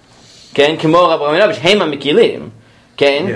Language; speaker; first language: Hebrew; non-native, fluent; English